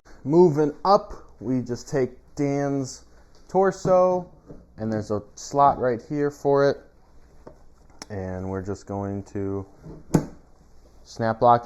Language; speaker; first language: English; native; English